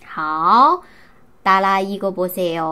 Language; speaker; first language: Korean; non-native, fluent; Chinese